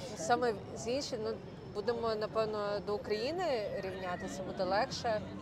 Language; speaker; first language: Ukrainian; non-native, local second language; Russian